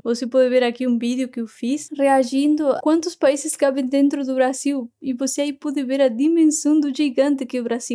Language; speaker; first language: Portuguese; non-native, fluent; Spanish